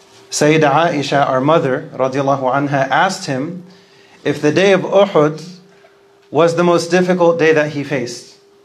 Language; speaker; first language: English; native; English